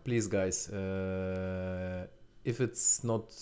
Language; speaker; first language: English; non-native, learner; Russian